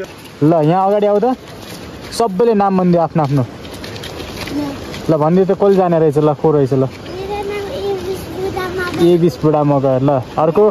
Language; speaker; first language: Nepali; native; Nepali